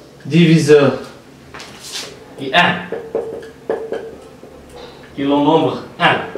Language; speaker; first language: French; non-native, local second language; Arabic